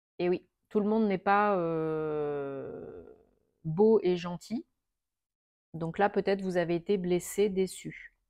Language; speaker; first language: French; native; French